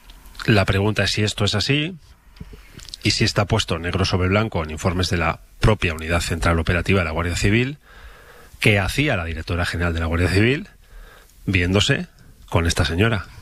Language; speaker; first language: Spanish; native; Spanish